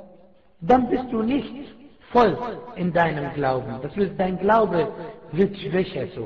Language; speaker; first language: German; non-native, fluent; Arabic